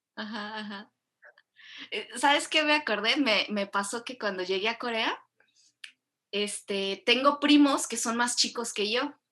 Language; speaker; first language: Spanish; early bilingual, other home language; Korean